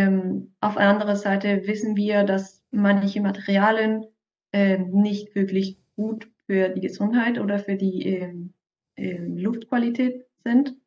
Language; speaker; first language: German; non-native, fluent; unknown